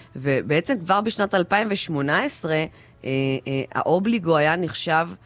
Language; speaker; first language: Hebrew; early bilingual, other home language; Russian